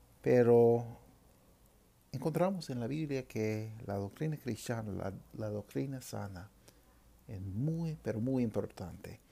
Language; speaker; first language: Spanish; non-native, fluent; English